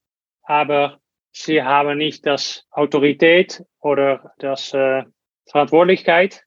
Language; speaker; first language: German; non-native, learner; Dutch